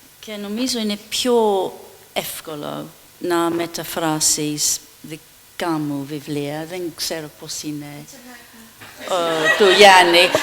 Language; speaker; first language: Greek; non-native, fluent; English